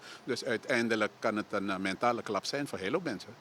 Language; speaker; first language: Dutch; native; Dutch